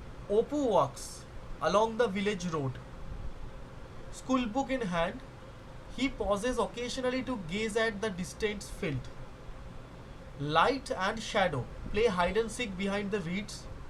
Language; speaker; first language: English; non-native, local second language; Bangla